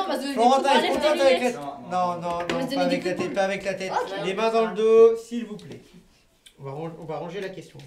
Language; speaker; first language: French; native; French